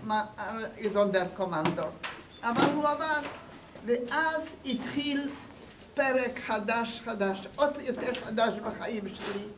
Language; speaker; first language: Hebrew; non-native, fluent; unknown